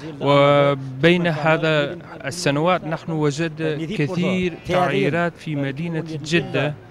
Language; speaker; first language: Arabic; non-native, learner; Turkmen